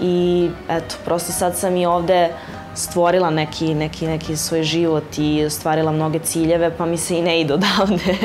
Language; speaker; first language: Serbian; early bilingual, heritage; Serbian